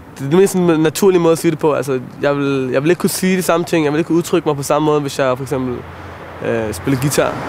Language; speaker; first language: Danish; early bilingual, other home language; Persian